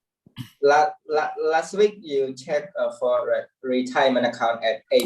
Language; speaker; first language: English; non-native, learner; Khmer